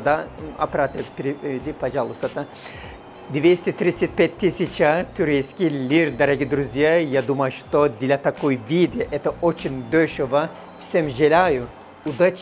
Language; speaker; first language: Russian; non-native, fluent; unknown